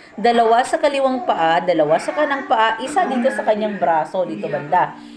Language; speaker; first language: Filipino; non-native, local second language; Cebuano